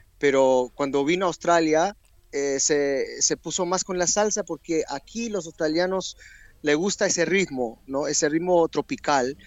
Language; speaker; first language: Spanish; early bilingual, heritage; English